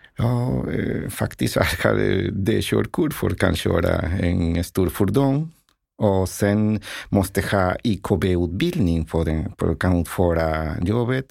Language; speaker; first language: Swedish; non-native, learner; Spanish